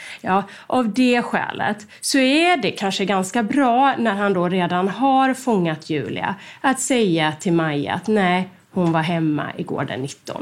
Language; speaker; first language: Swedish; native; Swedish